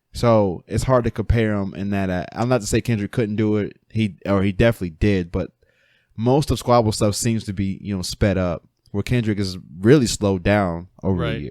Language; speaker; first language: English; native; English